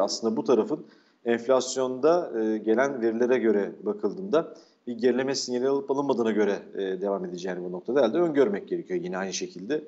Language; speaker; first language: Turkish; native; Turkish